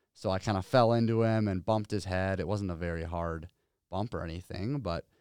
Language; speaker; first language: English; native; English